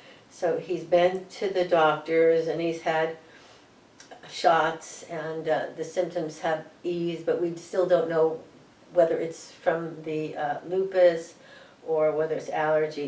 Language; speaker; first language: English; native; English